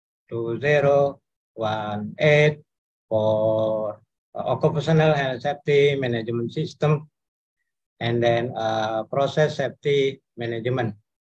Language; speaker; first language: English; non-native, learner; Indonesian